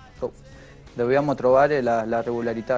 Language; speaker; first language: Italian; non-native, fluent; Spanish